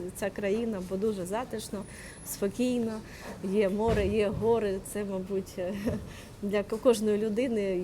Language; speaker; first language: Ukrainian; native; Ukrainian